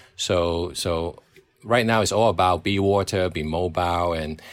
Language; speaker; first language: English; non-native, local second language; Cantonese